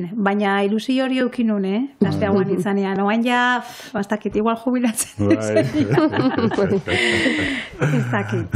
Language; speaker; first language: Basque; native; Basque